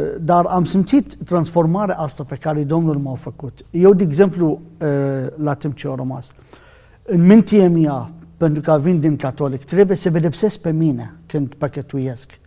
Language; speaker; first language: Romanian; non-native, learner; Arabic